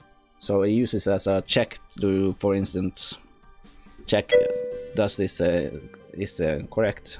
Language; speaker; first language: English; non-native, fluent; Norwegian